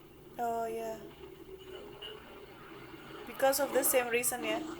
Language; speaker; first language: English; non-native, fluent; Indonesian